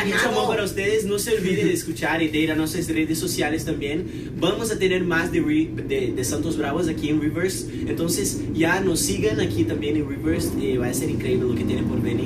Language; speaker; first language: Spanish; non-native, fluent; Portuguese